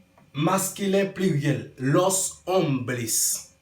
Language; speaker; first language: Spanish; non-native, learner; Haitian Creole